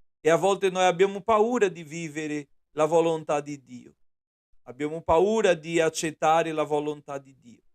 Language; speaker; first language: Italian; non-native, fluent; Portuguese